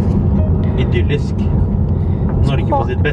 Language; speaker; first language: Norwegian; early bilingual, other home language; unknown